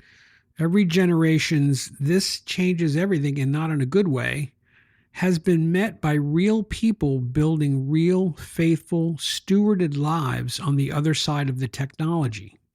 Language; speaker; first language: English; native; English